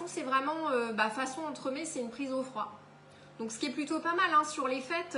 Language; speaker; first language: French; native; French